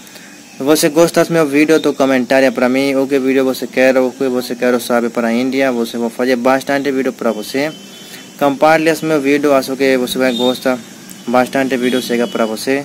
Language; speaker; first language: Portuguese; non-native, learner; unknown